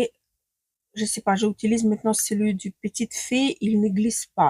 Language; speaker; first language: French; non-native, fluent; Ukrainian